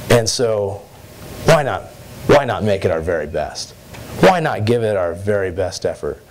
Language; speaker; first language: English; native; English